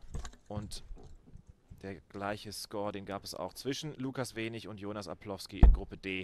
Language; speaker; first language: German; native; German